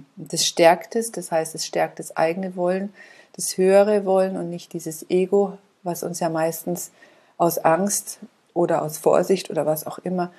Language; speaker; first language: German; native; German